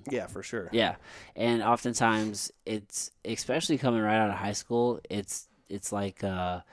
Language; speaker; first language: English; native; English